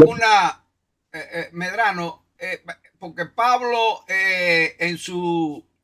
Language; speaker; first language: Spanish; native; Spanish